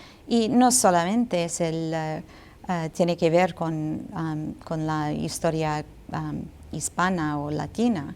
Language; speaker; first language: Spanish; non-native, fluent; English